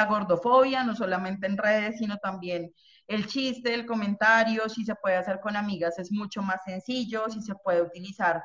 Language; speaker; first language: Spanish; native; Spanish